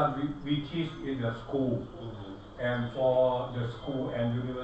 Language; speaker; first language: English; non-native, learner; Thai